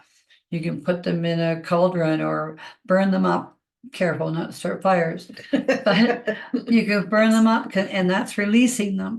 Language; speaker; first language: English; native; English